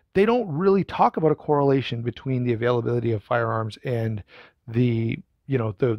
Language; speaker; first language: English; native; English